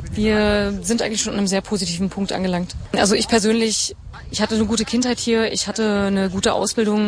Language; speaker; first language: German; native; German